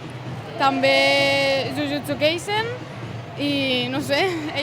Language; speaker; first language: Catalan; non-native, local second language; Spanish